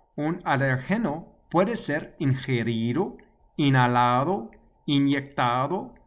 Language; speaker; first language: Spanish; non-native, learner; English